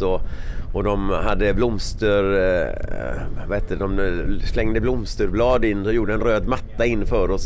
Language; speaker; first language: Swedish; native; Swedish